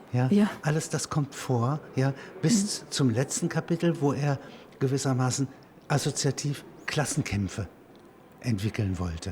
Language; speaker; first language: German; native; German